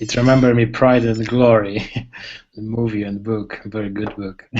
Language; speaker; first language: English; non-native, learner; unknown